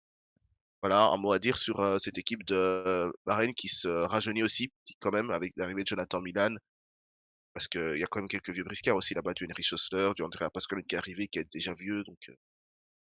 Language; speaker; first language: French; native; French